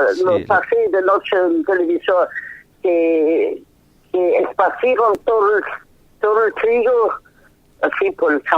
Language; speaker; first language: Spanish; non-native, fluent; German